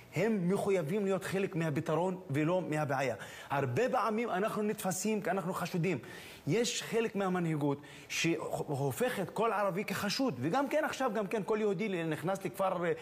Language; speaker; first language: Hebrew; non-native, local second language; Arabic